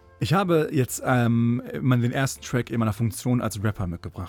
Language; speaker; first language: German; native; German